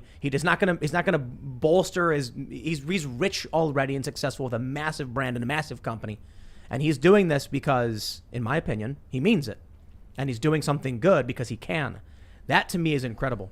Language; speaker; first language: English; native; English